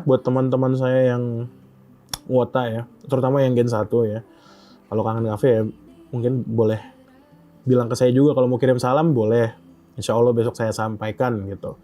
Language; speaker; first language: Indonesian; native; Indonesian